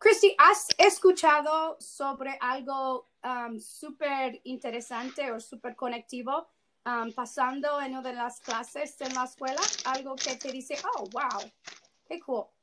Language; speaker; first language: Spanish; non-native, fluent; English